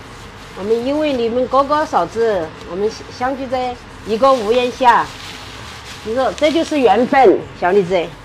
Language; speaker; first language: Chinese; native; Chinese